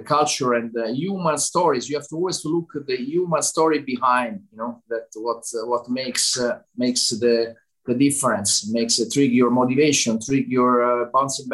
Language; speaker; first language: English; non-native, fluent; Italian